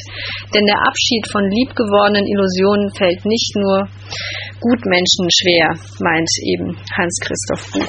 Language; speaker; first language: German; native; German